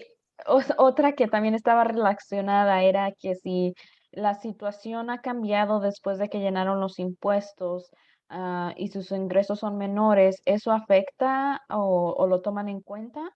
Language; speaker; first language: Spanish; early bilingual, other home language; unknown